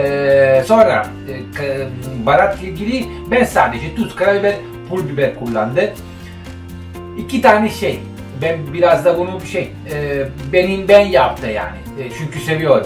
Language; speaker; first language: Turkish; non-native, fluent; Italian